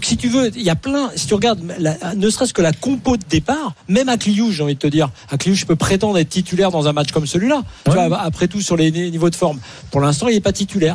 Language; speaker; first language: French; native; French